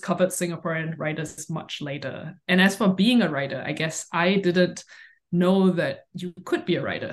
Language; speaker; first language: English; native; English